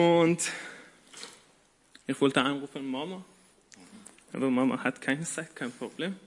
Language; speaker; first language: German; non-native, learner; Persian